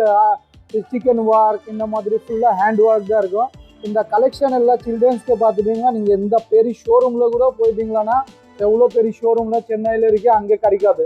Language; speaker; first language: Tamil; native; Tamil